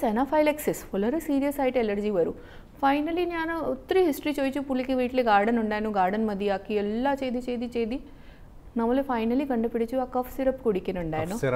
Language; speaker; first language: Malayalam; non-native, fluent; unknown